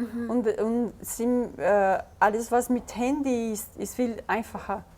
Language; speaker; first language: German; early bilingual, heritage; German